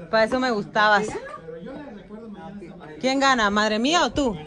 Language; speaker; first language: Spanish; native; Spanish